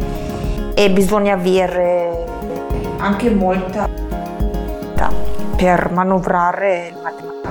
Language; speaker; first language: Italian; non-native, fluent; German